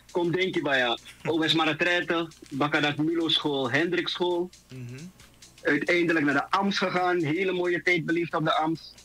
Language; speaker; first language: Dutch; native; Dutch